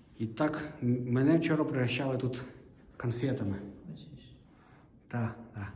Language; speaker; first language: Ukrainian; native; Ukrainian